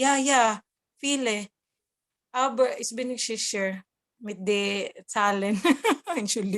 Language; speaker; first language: German; non-native, learner; Cebuano